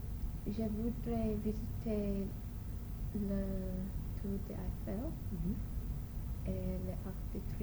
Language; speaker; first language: French; non-native, learner; English